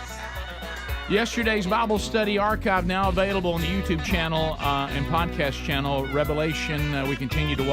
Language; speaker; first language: English; native; English